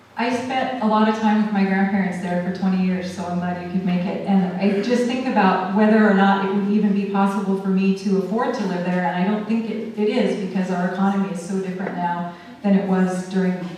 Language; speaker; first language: English; native; English